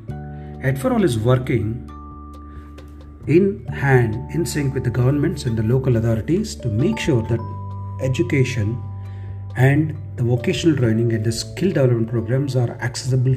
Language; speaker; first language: English; non-native, local second language; Telugu